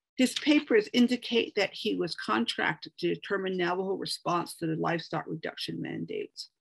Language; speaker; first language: English; native; English